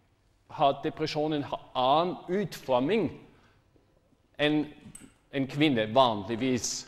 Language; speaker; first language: Norwegian; non-native, fluent; German